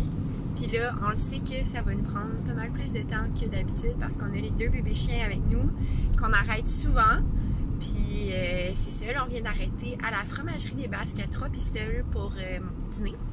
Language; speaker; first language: French; native; French